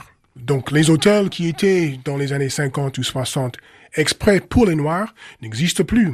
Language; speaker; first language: French; non-native, fluent; English